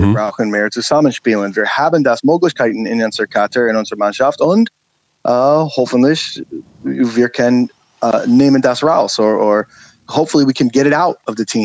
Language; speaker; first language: German; non-native, learner; English